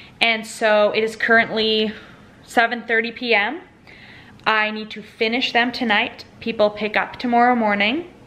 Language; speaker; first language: English; native; English